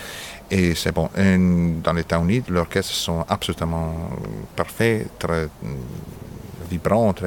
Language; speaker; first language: French; non-native, fluent; Italian